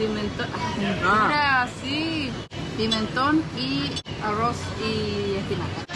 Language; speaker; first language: Spanish; native; Spanish